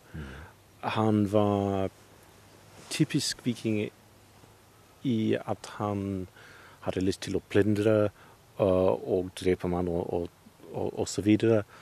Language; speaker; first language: Norwegian; non-native, learner; English